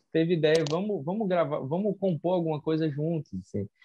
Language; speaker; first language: Portuguese; native; Portuguese